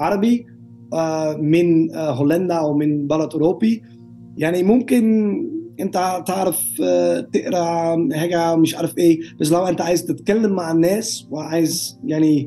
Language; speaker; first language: Arabic; non-native, learner; Dutch